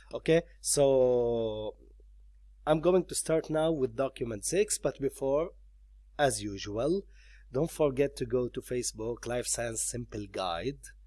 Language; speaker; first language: English; non-native, local second language; Arabic